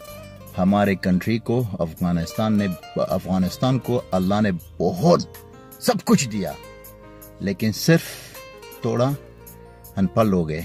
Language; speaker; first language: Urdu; non-native, fluent; Pashto